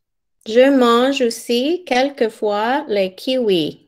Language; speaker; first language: French; non-native, fluent; English